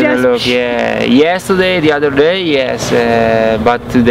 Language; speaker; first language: English; non-native, learner; Italian